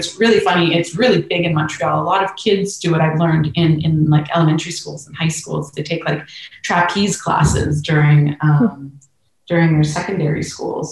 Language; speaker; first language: English; native; English